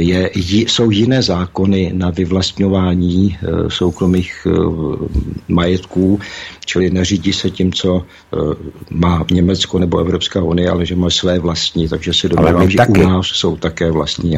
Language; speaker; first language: Czech; native; Czech